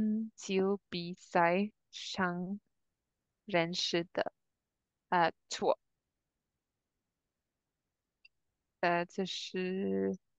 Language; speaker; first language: Chinese; non-native, learner; English